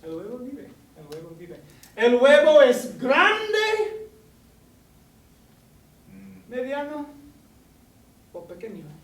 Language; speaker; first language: Spanish; non-native, fluent; English